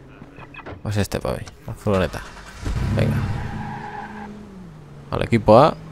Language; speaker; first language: Spanish; native; Spanish